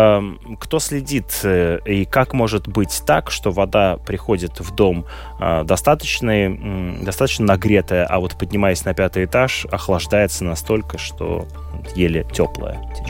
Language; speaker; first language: Russian; native; Russian